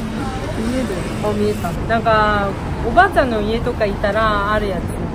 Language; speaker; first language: Japanese; non-native, learner; Korean